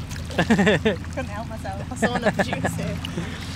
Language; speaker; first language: English; native; English